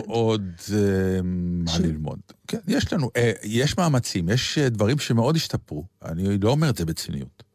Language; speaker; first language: Hebrew; native; Hebrew